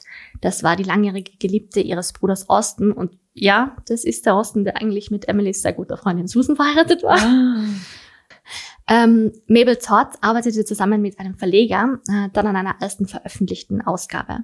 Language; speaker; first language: German; native; German